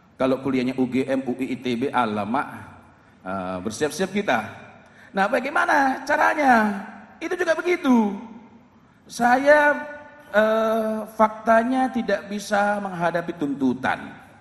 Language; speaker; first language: Indonesian; non-native, local second language; Javanese